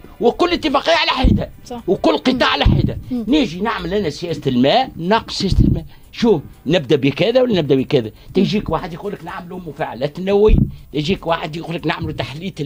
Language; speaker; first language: Arabic; native; Arabic